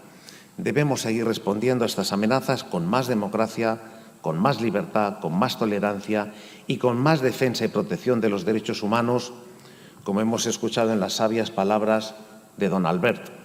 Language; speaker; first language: Spanish; native; Spanish